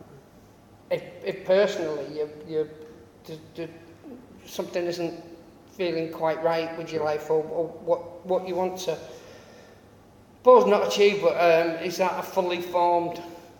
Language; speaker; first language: English; native; English